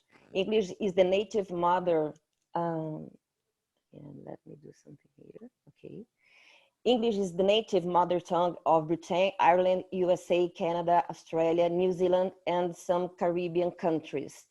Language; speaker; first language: English; non-native, fluent; Portuguese